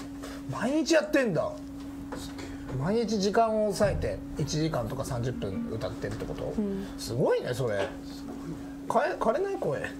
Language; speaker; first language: Japanese; native; Japanese